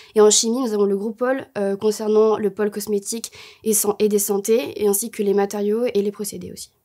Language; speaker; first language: French; native; French